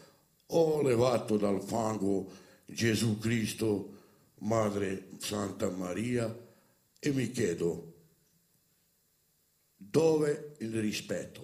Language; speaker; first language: Italian; non-native, fluent; Romany